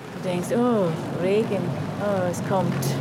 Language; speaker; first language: German; non-native, learner; English